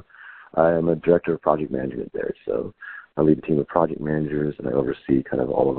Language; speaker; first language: English; native; English